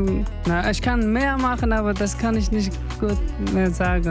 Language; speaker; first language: German; non-native, learner; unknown